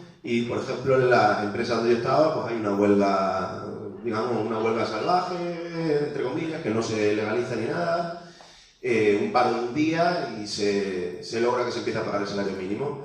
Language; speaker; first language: Spanish; native; Spanish